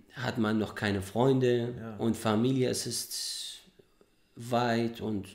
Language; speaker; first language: German; non-native, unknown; Arabic